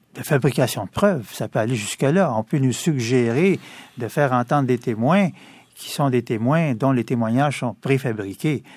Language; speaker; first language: French; native; French